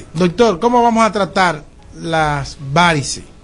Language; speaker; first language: Spanish; native; Spanish